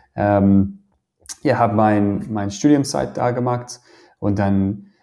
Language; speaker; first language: German; non-native, fluent; English